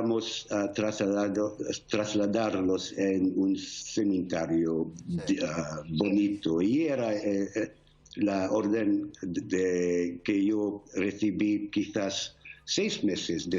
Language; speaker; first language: Spanish; non-native, fluent; English